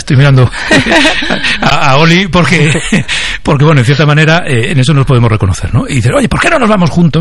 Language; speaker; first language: Spanish; native; Spanish